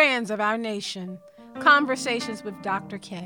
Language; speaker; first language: English; native; English